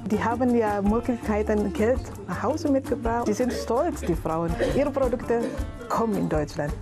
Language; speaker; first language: German; non-native, learner; Indonesian